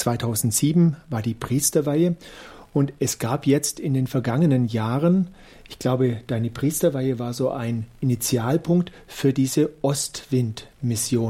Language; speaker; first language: German; native; German